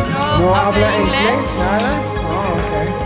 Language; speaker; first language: Spanish; non-native, learner; English